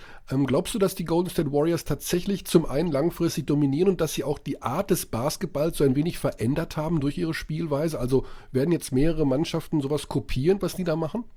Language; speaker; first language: German; native; German